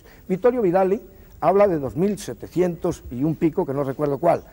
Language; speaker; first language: Spanish; native; Spanish